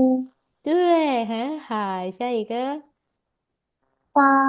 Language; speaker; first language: Chinese; non-native, fluent; Indonesian